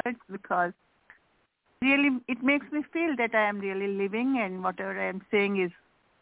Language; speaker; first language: English; non-native, local second language; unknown